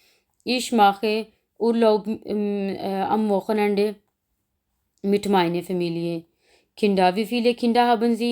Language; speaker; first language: German; non-native, learner; Urdu